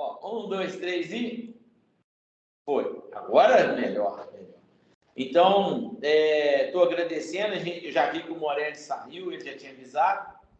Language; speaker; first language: Portuguese; native; Portuguese